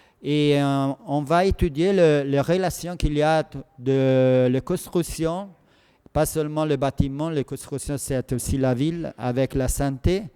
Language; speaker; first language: French; non-native, fluent; Italian